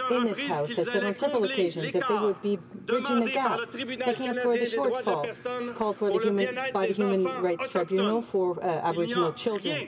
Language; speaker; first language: English; native; English